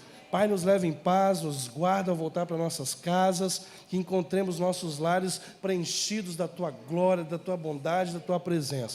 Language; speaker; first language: Portuguese; native; Portuguese